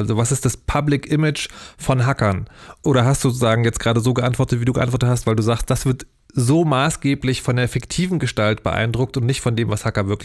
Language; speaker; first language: German; native; German